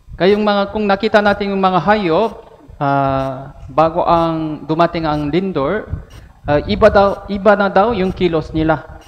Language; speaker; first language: Filipino; non-native, fluent; Korean